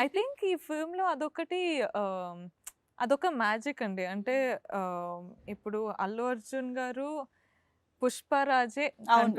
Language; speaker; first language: Telugu; non-native, local second language; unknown